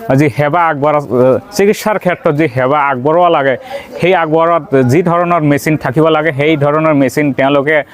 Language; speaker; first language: Assamese; non-native, local second language; Bangla